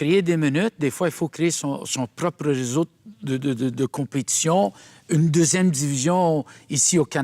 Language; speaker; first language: French; native; French